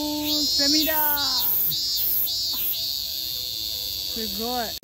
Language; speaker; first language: Japanese; non-native, fluent; Czech